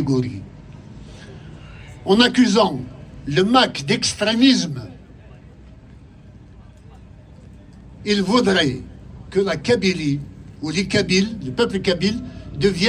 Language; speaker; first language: French; non-native, local second language; Kabyle